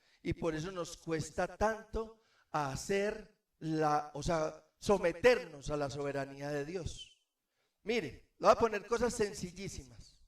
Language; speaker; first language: Spanish; native; Spanish